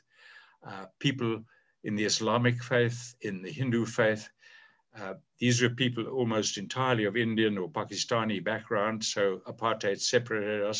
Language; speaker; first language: English; native; English